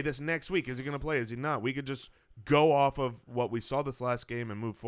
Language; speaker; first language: English; native; English